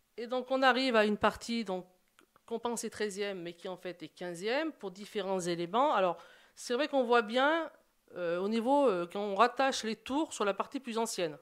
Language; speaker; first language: French; native; French